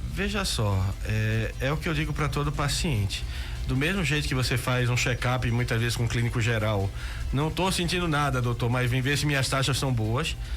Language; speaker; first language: Portuguese; native; Portuguese